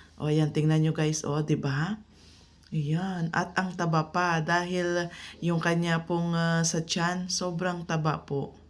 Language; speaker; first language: Filipino; non-native, local second language; Kinaray-a